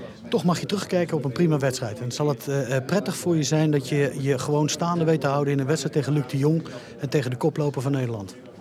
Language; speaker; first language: Dutch; native; Dutch